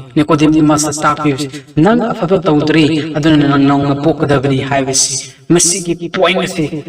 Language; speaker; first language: Manipuri; non-native, local second language; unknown